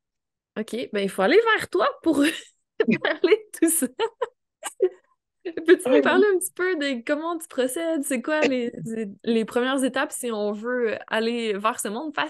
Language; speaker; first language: French; native; French